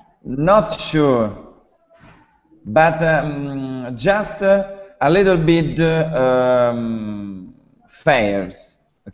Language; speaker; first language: English; non-native, learner; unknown